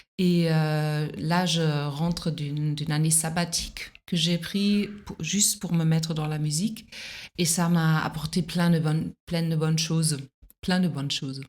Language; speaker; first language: French; non-native, fluent; German